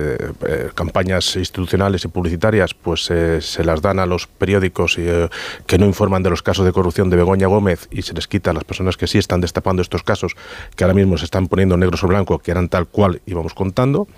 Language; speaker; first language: Spanish; native; Spanish